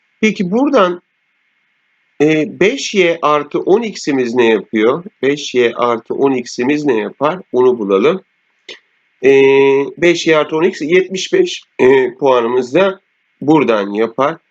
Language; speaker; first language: Turkish; native; Turkish